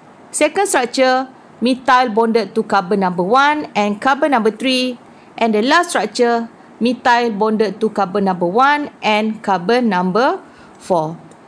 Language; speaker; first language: English; non-native, local second language; Malay